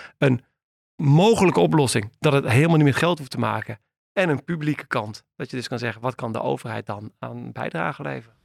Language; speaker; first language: Dutch; native; Dutch